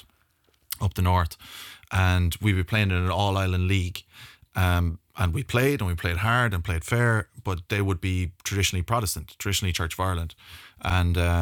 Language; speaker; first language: English; native; English